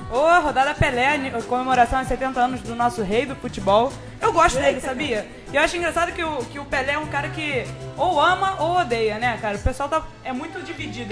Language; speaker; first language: Portuguese; native; Portuguese